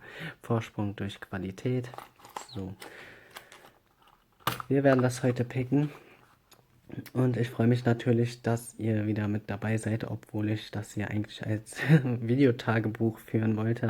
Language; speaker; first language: German; native; German